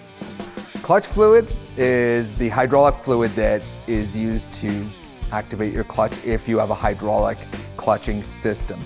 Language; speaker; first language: English; native; English